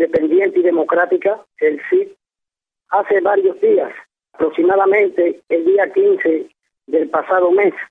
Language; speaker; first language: Spanish; native; Spanish